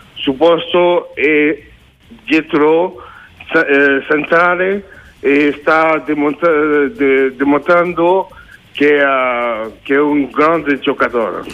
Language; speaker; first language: Italian; non-native, learner; French